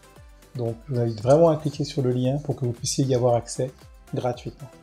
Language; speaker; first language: French; native; French